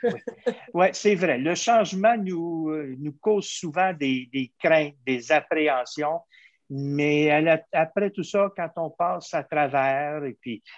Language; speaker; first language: French; native; French